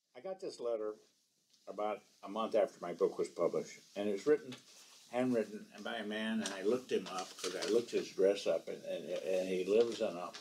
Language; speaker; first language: English; native; English